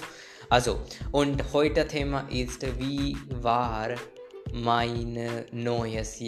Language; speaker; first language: German; non-native, learner; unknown